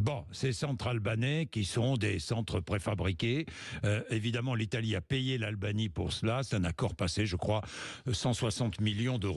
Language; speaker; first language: French; native; French